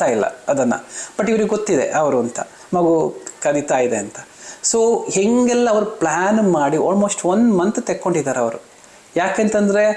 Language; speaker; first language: Kannada; non-native, local second language; Malayalam